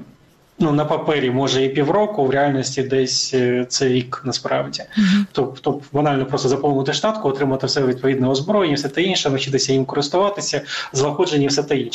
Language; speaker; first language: Ukrainian; native; Ukrainian